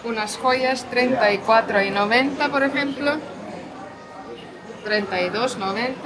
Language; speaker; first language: Spanish; non-native, fluent; Portuguese